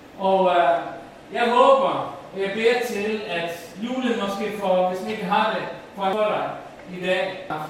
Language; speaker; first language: Danish; non-native, local second language; Faroese